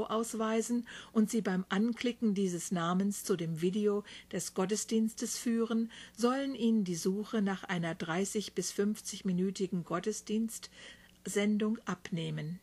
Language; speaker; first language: German; native; German